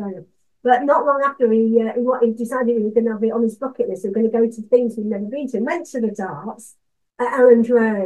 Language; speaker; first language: English; native; English